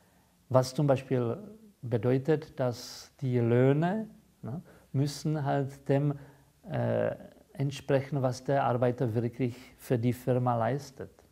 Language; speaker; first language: German; non-native, fluent; Czech